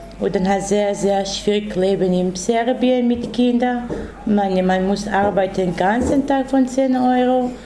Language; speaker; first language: German; non-native, learner; Romany